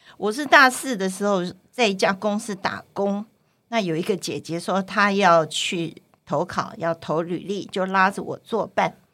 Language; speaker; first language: Chinese; non-native, local second language; Cantonese